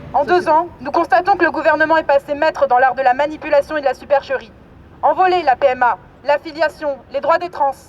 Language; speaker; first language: French; native; French